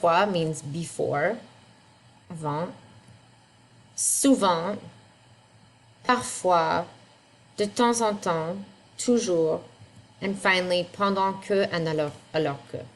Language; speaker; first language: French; non-native, fluent; English